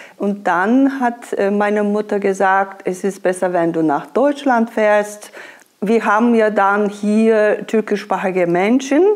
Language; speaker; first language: German; non-native, fluent; Turkish